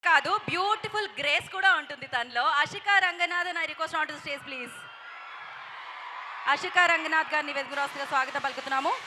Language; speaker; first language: Telugu; native; Telugu